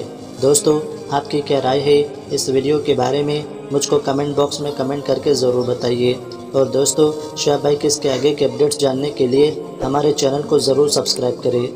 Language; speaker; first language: Hindi; native; Hindi